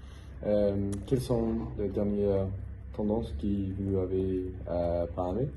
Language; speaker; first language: French; non-native, learner; English